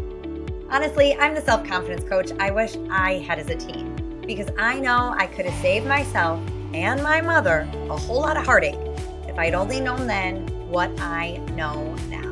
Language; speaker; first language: English; native; English